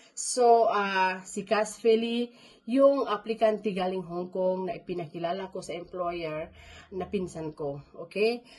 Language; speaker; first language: Filipino; non-native, local second language; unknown